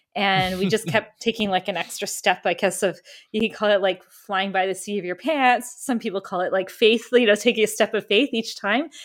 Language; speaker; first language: English; early bilingual, other home language; German